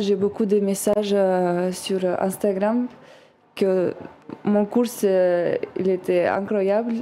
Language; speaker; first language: French; non-native, learner; Russian